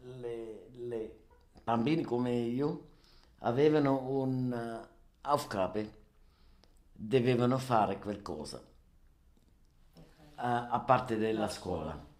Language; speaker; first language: Italian; non-native, learner; German